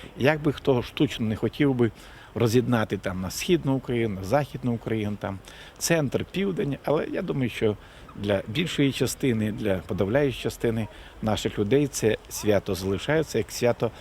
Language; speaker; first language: Ukrainian; native; Ukrainian